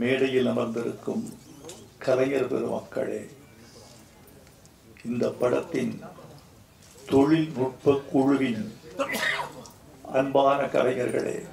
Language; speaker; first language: Tamil; native; Tamil